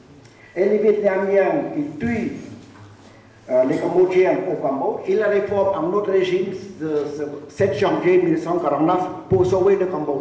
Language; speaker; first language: French; non-native, learner; Khmer